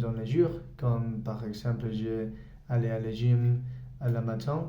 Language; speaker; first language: French; non-native, learner; Spanish